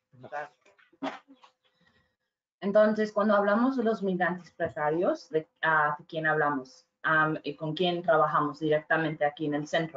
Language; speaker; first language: Spanish; non-native, fluent; English